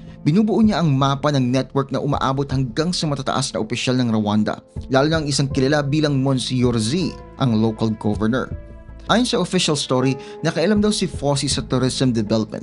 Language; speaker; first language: Filipino; native; Filipino